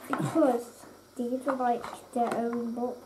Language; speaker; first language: English; native; English